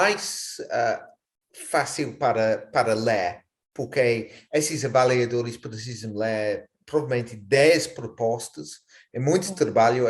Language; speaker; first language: Portuguese; non-native, fluent; English